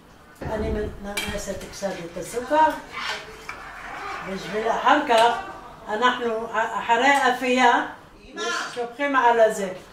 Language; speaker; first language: Hebrew; non-native, fluent; Arabic